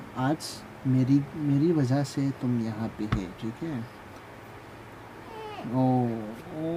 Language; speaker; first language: Hindi; non-native, local second language; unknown